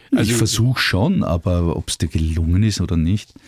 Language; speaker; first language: German; native; German